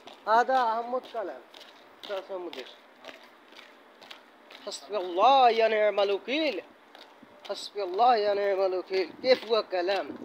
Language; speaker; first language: Arabic; non-native, learner; Bangla